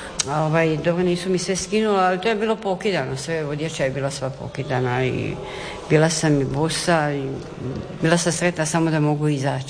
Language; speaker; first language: Serbian; native; Serbian